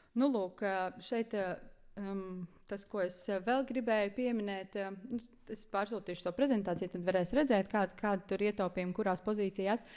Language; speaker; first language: Latvian; native; Latvian